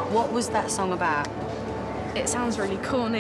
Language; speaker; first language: English; native; English